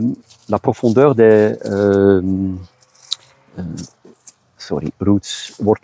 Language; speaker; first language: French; non-native, local second language; Dutch